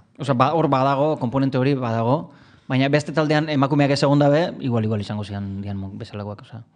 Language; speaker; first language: Basque; native; Basque